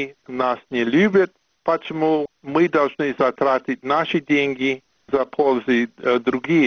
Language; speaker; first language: Russian; non-native, fluent; English